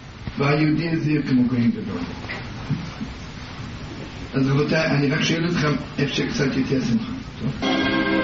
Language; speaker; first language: Hebrew; non-native, learner; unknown